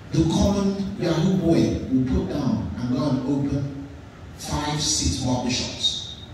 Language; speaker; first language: English; native; English